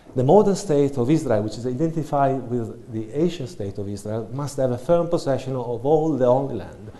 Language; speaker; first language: English; non-native, fluent; Italian